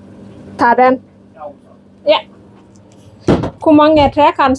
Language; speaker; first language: Norwegian; non-native, learner; Thai